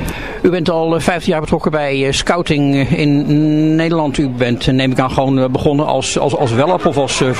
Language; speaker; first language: Dutch; native; Dutch